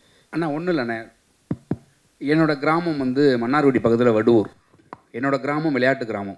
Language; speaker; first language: Tamil; native; Tamil